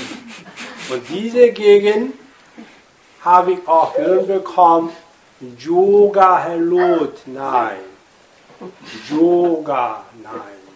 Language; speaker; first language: German; non-native, fluent; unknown